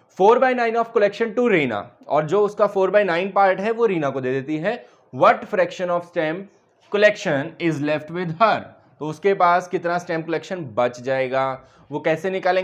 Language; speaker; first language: Hindi; native; Hindi